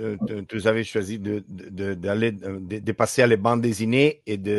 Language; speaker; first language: French; non-native, learner; Italian